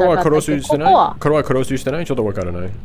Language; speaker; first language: Japanese; non-native, learner; English